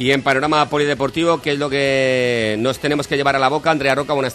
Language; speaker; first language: Spanish; native; Spanish